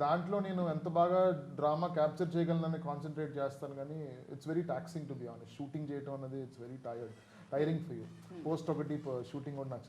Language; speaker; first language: Telugu; native; Telugu